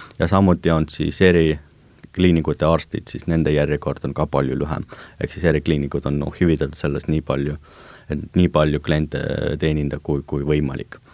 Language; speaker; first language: Estonian; non-native, local second language; Russian